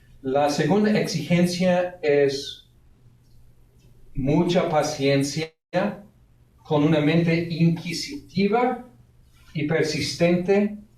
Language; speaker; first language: Spanish; non-native, fluent; English